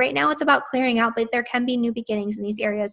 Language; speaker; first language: English; native; English